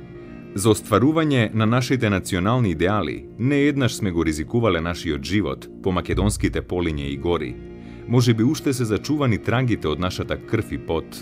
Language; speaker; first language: Macedonian; native; Macedonian